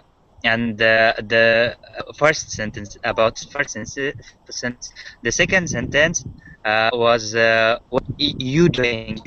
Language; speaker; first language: English; non-native, learner; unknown